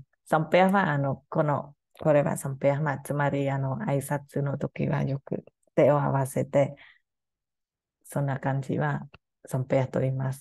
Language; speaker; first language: Japanese; non-native, learner; Khmer